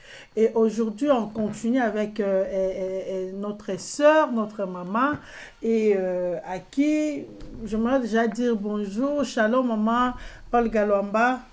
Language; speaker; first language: French; non-native, local second language; Lingala